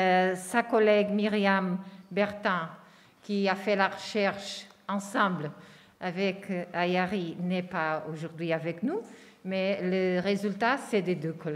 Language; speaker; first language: French; non-native, fluent; Portuguese